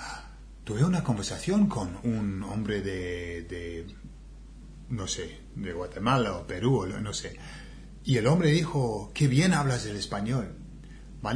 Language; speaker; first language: Spanish; non-native, fluent; English